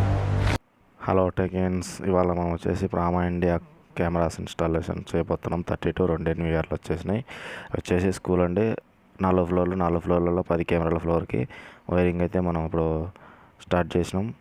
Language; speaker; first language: Telugu; native; Telugu